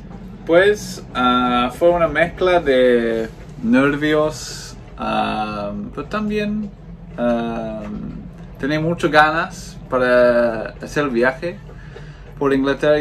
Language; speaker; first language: Spanish; non-native, fluent; English